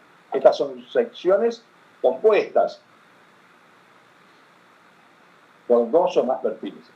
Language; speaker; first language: Spanish; native; Spanish